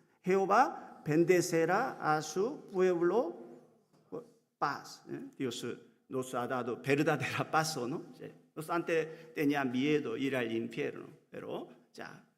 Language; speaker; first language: Spanish; non-native, learner; Korean